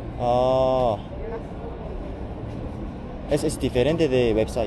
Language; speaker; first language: Spanish; non-native, learner; Korean